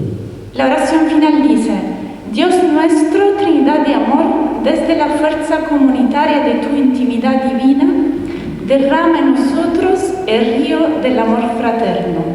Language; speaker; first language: Spanish; non-native, fluent; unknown